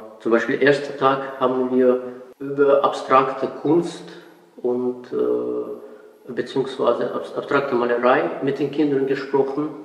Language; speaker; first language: German; non-native, fluent; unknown